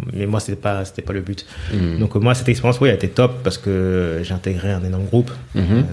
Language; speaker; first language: French; native; French